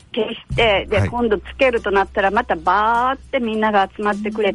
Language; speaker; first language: Japanese; native; Japanese